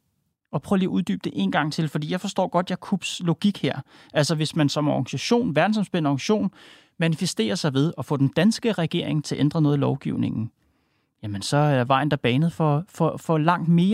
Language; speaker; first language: Danish; native; Danish